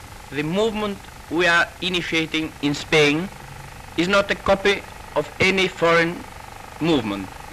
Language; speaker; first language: English; non-native, fluent; Spanish